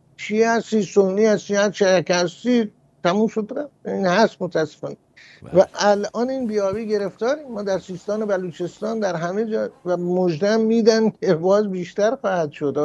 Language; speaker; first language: Persian; native; Persian